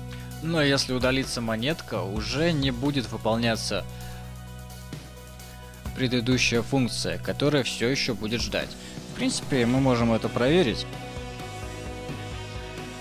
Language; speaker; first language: Russian; native; Russian